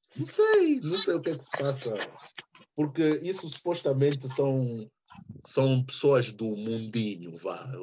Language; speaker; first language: Portuguese; early bilingual, heritage; Portuguese